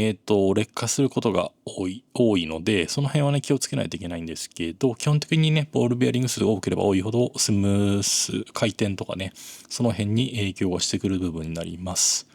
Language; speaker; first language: Japanese; native; Japanese